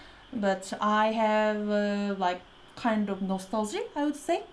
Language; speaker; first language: English; non-native, fluent; Korean